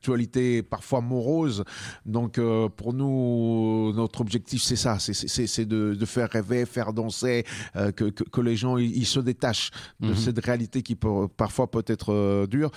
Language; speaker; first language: French; early bilingual, other home language; Spanish